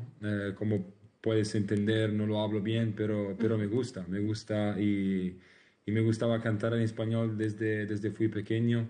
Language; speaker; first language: Spanish; non-native, learner; Italian